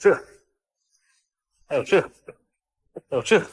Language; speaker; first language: Chinese; native; Chinese